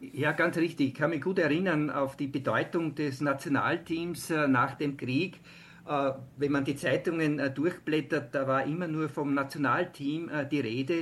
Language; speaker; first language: German; native; German